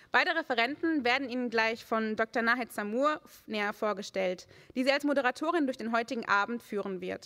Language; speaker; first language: German; native; German